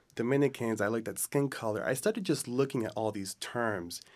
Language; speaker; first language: English; native; English